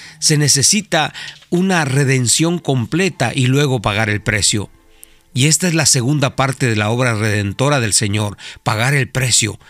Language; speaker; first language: Spanish; native; Spanish